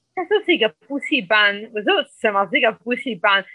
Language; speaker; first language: Chinese; non-native, fluent; Spanish